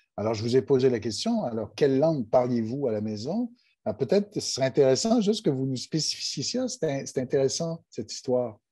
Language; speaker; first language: French; native; French